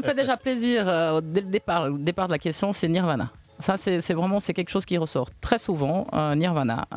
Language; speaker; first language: French; native; French